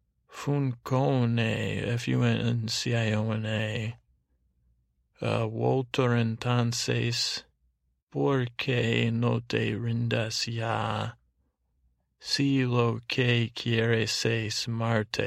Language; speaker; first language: Spanish; non-native, learner; English